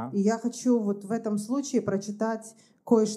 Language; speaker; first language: Russian; native; Russian